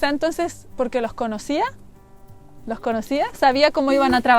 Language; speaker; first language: Spanish; native; Spanish